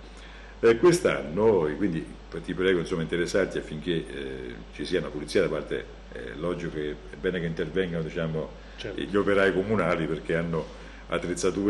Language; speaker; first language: Italian; native; Italian